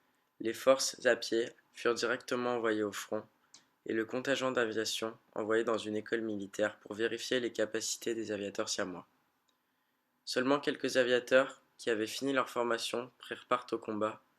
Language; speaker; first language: French; native; French